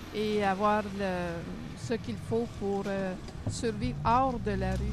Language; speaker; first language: French; native; French